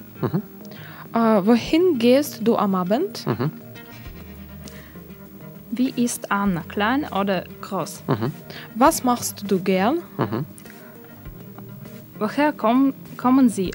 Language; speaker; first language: German; non-native, learner; Russian